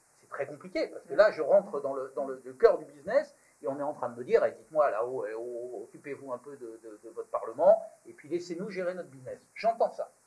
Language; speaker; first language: French; native; French